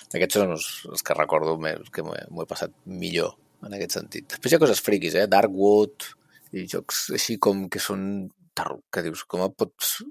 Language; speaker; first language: Catalan; native; Catalan